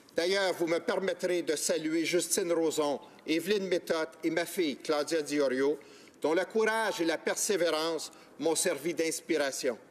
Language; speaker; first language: French; native; French